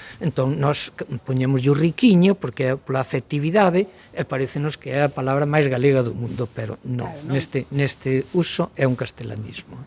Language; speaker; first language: Galician; native; Galician